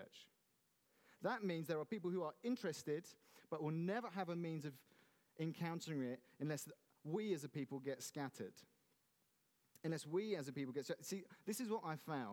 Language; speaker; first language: English; native; English